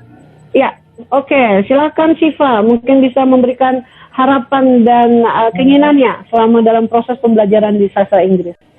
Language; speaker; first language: Indonesian; native; Indonesian